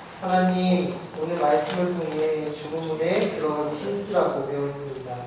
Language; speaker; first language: Korean; native; Korean